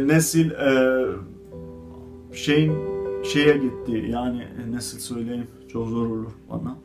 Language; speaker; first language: Turkish; non-native, learner; Azerbaijani